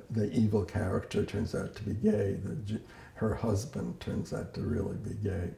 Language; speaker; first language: English; native; English